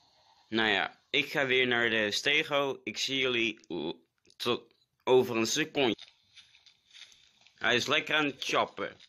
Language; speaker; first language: Dutch; native; Dutch